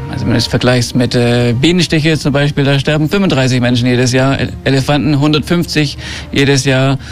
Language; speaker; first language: German; early bilingual, heritage; German